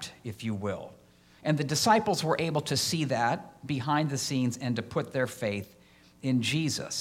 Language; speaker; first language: English; native; English